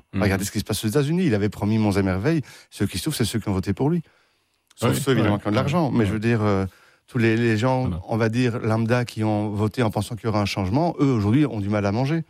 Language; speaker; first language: French; native; French